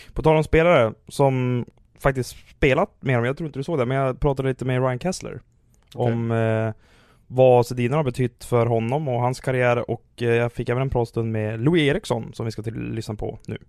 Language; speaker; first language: Swedish; native; Swedish